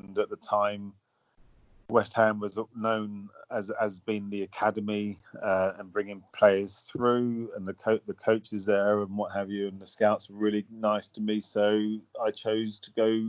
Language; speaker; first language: English; native; English